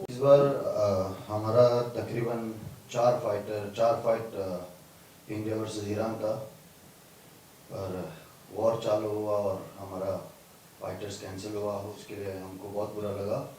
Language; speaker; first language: Hindi; non-native, fluent; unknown